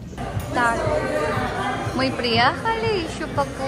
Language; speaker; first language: Russian; non-native, fluent; Korean